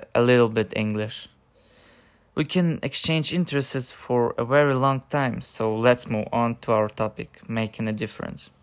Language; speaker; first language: English; non-native, learner; Ukrainian